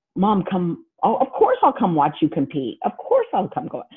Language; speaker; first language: English; native; English